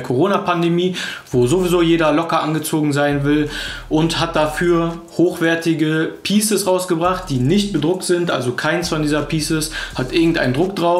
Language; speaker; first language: German; native; German